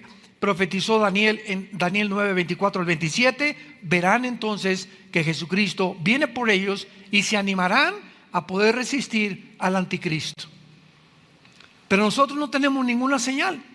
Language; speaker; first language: Spanish; native; Spanish